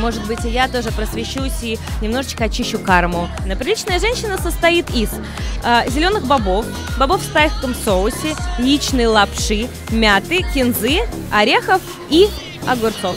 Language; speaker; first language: Russian; native; Russian